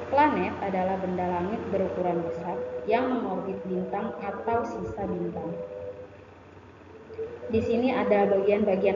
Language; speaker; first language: Indonesian; native; Indonesian